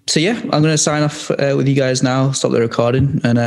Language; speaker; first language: English; native; English